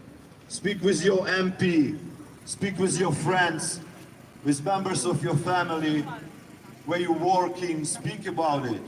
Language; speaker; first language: English; non-native, learner; Ukrainian